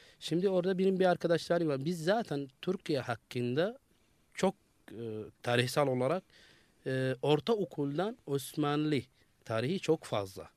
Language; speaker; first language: Turkish; non-native, fluent; Arabic